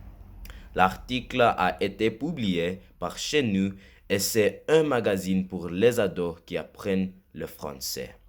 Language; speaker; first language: French; non-native, learner; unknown